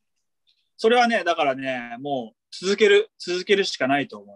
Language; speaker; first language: Japanese; native; Japanese